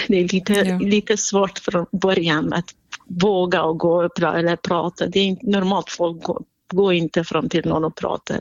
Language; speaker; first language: Swedish; non-native, fluent; Central Kurdish